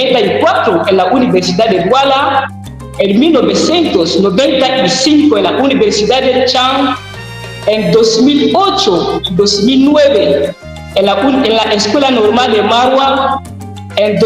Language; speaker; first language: Spanish; non-native, fluent; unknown